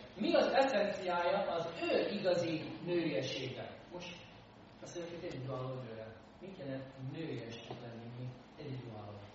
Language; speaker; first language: Hungarian; non-native, fluent; English